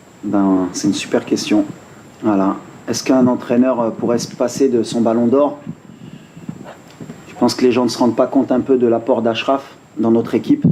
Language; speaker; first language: French; native; French